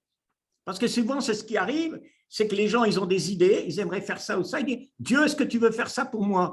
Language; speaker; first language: French; native; French